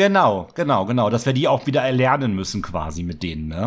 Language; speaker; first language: German; native; German